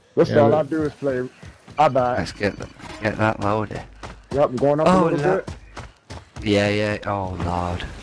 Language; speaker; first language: English; native; English